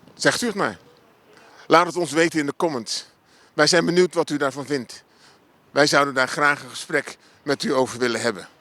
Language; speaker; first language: Dutch; native; Dutch